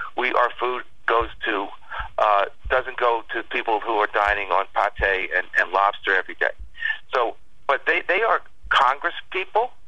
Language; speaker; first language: English; early bilingual, other home language; Spanish